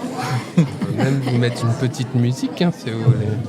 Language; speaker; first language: French; native; French